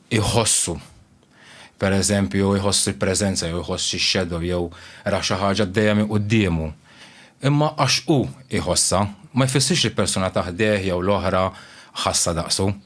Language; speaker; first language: Maltese; early bilingual, other home language; Romanian